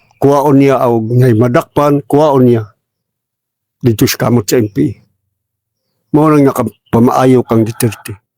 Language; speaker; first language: Cebuano; non-native, local second language; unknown